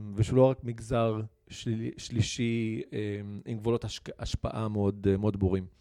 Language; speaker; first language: Hebrew; non-native, local second language; Arabic